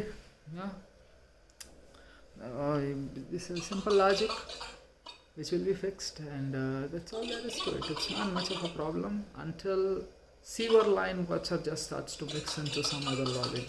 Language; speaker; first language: English; non-native, local second language; Hindi